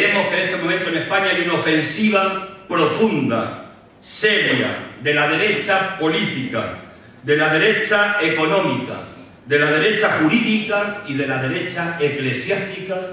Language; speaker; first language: Spanish; native; Spanish